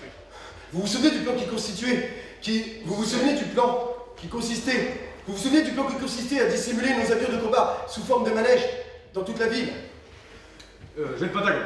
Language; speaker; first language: French; native; French